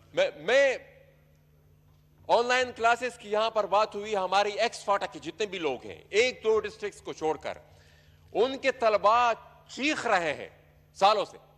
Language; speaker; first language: Urdu; non-native, local second language; Pashto